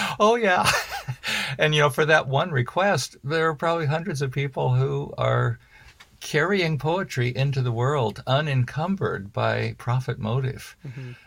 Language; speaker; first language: English; native; English